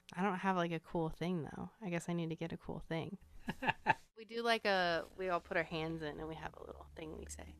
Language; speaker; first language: English; native; English